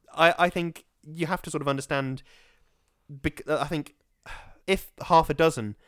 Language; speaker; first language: English; native; English